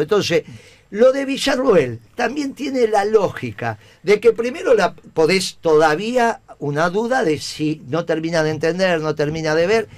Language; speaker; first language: Spanish; native; Spanish